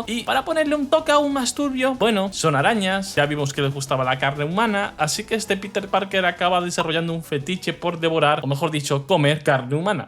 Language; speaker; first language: Spanish; native; Spanish